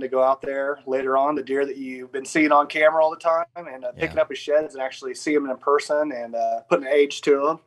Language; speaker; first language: English; native; English